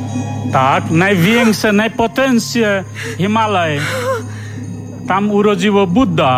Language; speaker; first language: Polish; non-native, learner; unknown